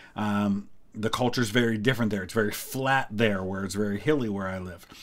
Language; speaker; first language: English; native; English